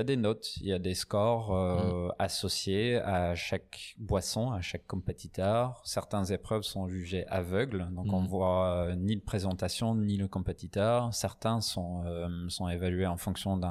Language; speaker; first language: French; non-native, fluent; English